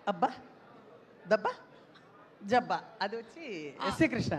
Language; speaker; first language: Telugu; native; Telugu